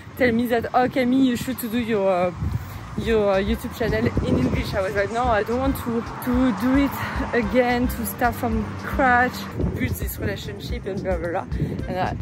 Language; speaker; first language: English; non-native, fluent; French